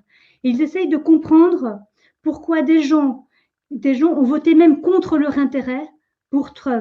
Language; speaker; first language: French; native; French